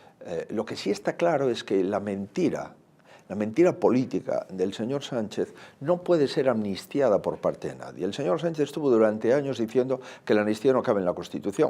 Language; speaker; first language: Spanish; native; Spanish